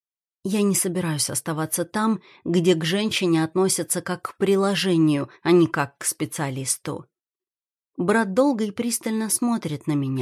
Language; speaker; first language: Russian; native; Russian